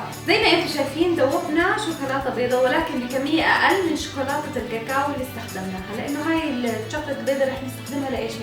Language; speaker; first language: Arabic; native; Arabic